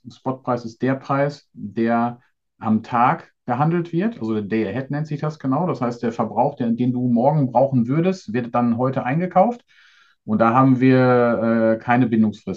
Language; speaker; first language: German; native; German